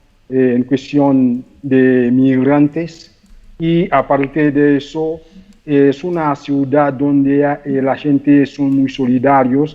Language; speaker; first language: Spanish; non-native, fluent; Haitian Creole